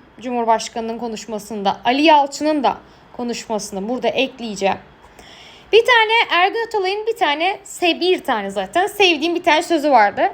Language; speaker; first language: Turkish; native; Turkish